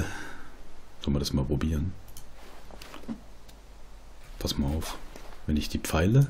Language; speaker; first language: German; native; German